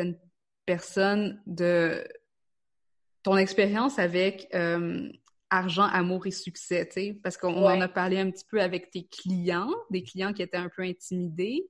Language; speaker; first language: French; native; French